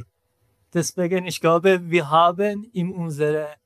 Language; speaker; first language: German; non-native, learner; Persian